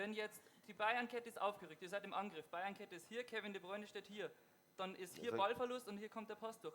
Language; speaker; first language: German; native; German